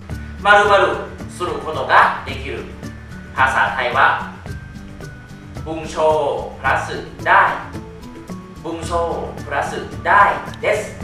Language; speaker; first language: Japanese; non-native, fluent; Thai